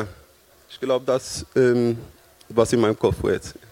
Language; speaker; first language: German; non-native, fluent; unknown